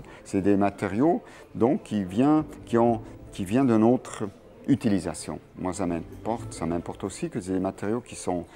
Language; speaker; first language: French; non-native, local second language; German